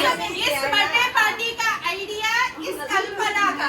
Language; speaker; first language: Hindi; non-native, local second language; Marathi